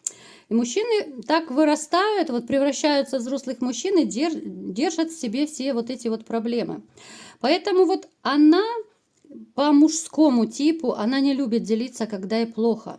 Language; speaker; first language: Russian; native; Russian